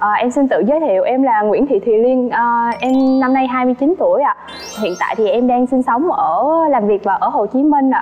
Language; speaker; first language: Vietnamese; native; Vietnamese